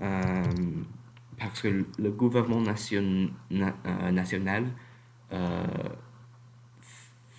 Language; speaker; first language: French; non-native, learner; English